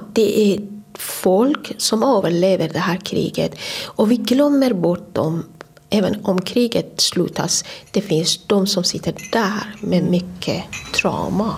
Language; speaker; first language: Swedish; non-native, fluent; Persian